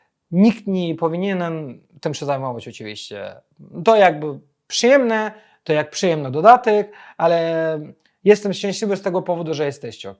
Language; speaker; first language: Polish; non-native, fluent; Azerbaijani